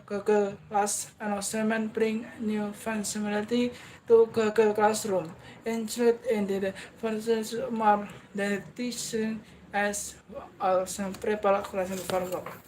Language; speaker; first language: English; non-native, learner; Indonesian